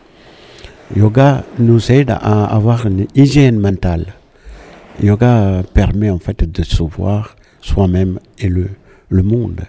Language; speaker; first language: French; non-native, fluent; Malayalam